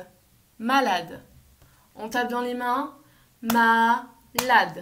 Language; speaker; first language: French; native; French